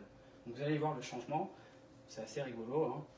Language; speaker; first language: French; native; French